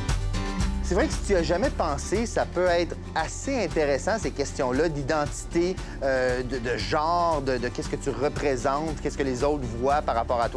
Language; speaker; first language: French; native; French